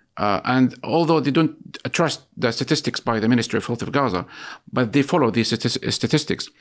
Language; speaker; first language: English; non-native, fluent; Arabic